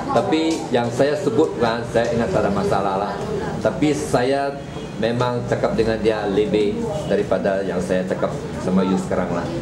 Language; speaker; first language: Malay; non-native, local second language; Chinese